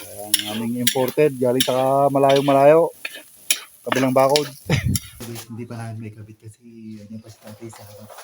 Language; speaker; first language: Filipino; native; Filipino